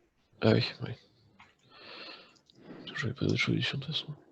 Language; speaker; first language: French; native; French